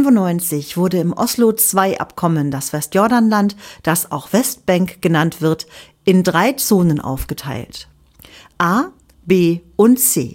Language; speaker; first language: German; native; German